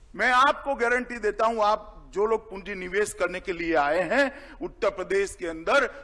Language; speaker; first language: Hindi; non-native, local second language; Gujarati